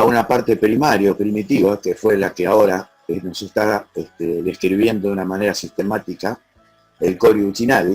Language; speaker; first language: Spanish; native; Spanish